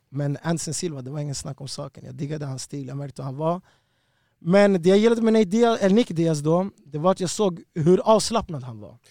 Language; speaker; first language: Swedish; early bilingual, other home language; Spanish